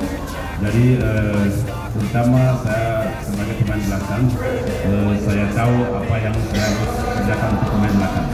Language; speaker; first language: Indonesian; non-native, fluent; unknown